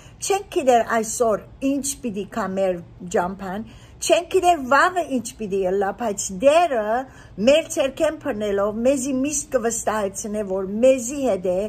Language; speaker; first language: Armenian; early bilingual, heritage; Armenian